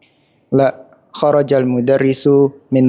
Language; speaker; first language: Arabic; non-native, learner; Russian